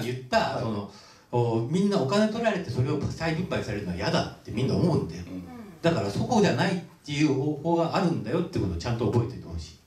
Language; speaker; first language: Japanese; native; Japanese